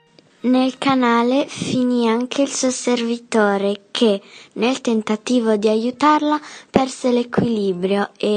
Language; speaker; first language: Italian; native; Italian